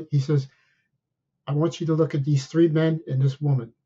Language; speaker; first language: English; native; English